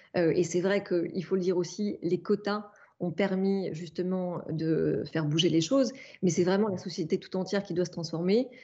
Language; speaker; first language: French; native; French